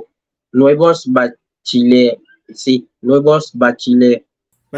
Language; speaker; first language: Spanish; non-native, learner; French